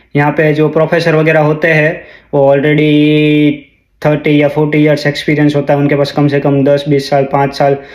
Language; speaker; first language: Hindi; non-native, local second language; Gujarati